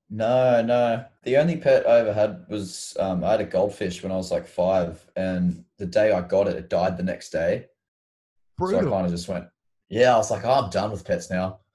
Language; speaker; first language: English; native; English